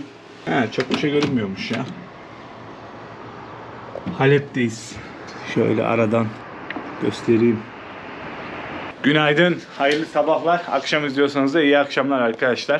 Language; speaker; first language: Turkish; native; Turkish